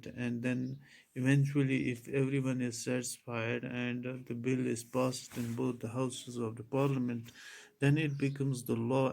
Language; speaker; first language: English; non-native, local second language; Urdu